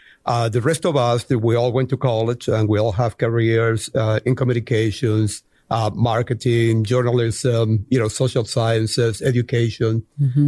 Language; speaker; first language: English; non-native, fluent; Spanish